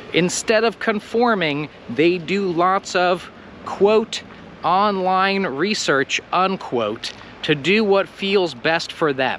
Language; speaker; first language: English; native; English